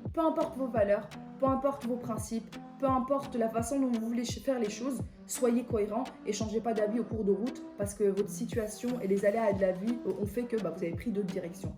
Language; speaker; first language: French; early bilingual, other home language; Persian